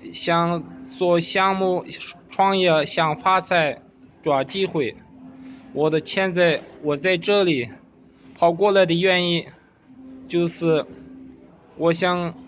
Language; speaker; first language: Chinese; non-native, local second language; Kazakh